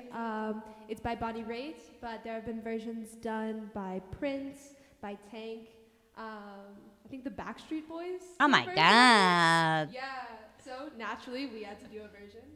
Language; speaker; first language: English; native; English